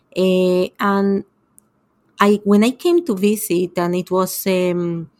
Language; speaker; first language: English; non-native, fluent; Spanish